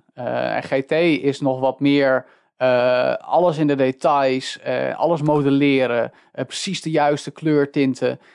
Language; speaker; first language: Dutch; native; Dutch